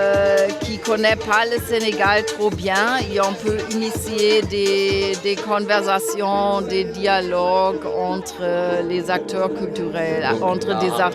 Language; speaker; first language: French; non-native, fluent; German